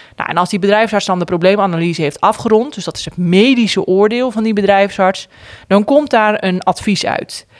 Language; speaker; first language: Dutch; native; Dutch